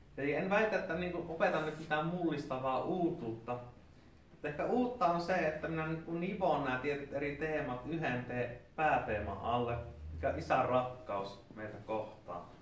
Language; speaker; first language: Finnish; native; Finnish